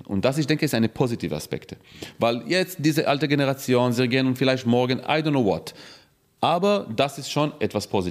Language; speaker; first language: German; non-native, fluent; Hebrew